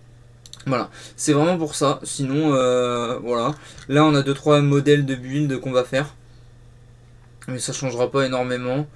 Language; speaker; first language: French; native; French